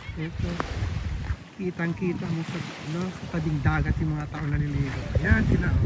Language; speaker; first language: Filipino; non-native, local second language; Chavacano